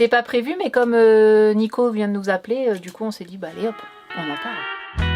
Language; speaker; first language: French; native; French